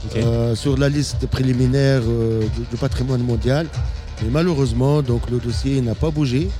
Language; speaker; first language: French; non-native, local second language; Arabic